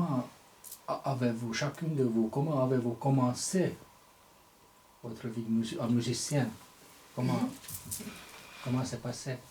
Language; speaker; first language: French; non-native, fluent; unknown